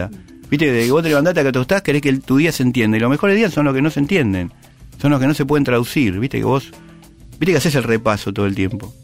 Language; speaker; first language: Spanish; native; Spanish